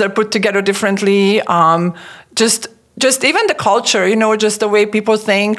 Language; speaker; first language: English; non-native, fluent; Hungarian